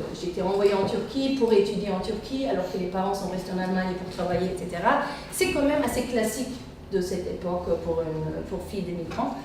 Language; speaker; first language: French; non-native, fluent; Arabic